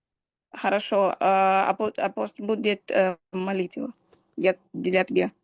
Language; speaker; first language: Russian; non-native, learner; Portuguese